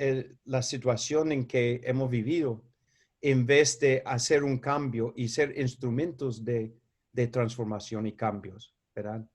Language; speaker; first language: Spanish; non-native, fluent; English